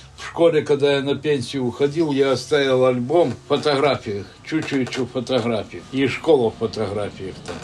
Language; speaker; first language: Russian; native; Russian